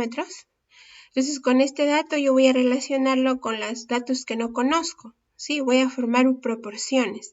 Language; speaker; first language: Spanish; native; Spanish